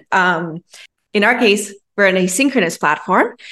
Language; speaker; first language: English; non-native, fluent; Spanish